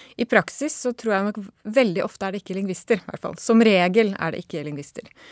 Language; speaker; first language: Norwegian; native; Norwegian